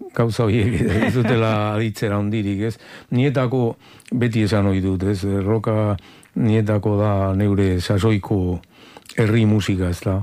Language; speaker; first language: Basque; native; Basque